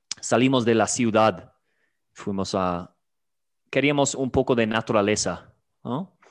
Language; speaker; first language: Spanish; non-native, fluent; English